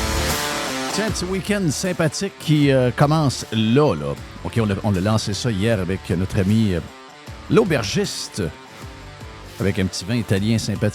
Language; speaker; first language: French; native; French